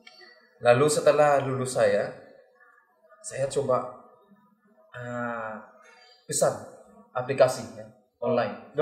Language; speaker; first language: Indonesian; non-native, learner; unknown